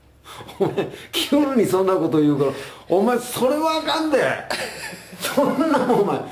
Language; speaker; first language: Japanese; native; Japanese